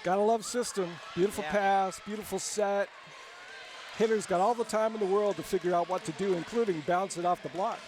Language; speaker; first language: English; native; English